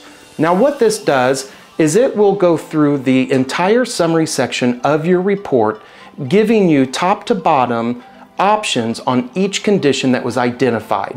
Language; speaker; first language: English; native; English